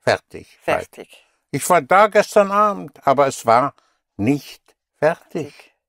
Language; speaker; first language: German; non-native, fluent; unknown